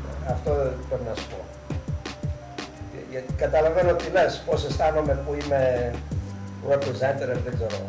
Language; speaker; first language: Greek; early bilingual, heritage; Greek